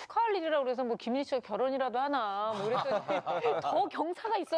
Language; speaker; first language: Korean; native; Korean